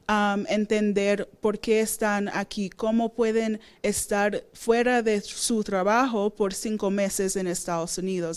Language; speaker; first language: Spanish; non-native, fluent; English